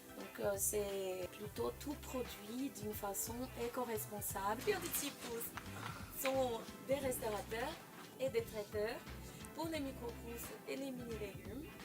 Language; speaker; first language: French; non-native, fluent; Portuguese